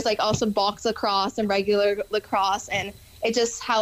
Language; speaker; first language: English; native; English